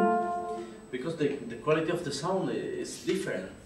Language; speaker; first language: English; non-native, learner; Spanish